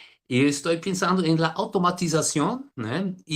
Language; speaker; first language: Spanish; non-native, fluent; Portuguese